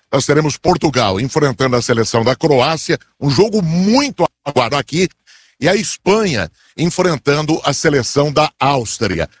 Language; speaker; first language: Portuguese; native; Portuguese